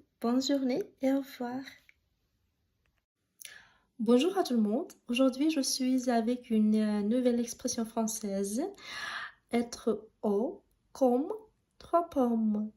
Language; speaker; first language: French; non-native, fluent; Russian